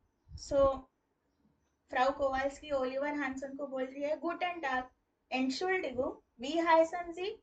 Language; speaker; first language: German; non-native, fluent; Hindi